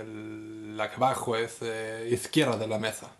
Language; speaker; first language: Spanish; non-native, learner; Swedish